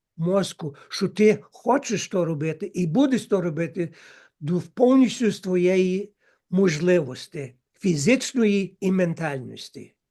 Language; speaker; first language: Ukrainian; early bilingual, heritage; Ukrainian